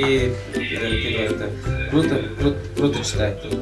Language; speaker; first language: Russian; non-native, fluent; Tajik